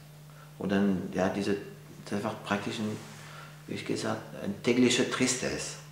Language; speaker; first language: German; non-native, fluent; French